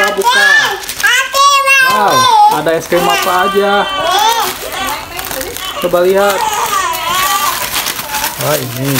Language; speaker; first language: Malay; non-native, local second language; Sundanese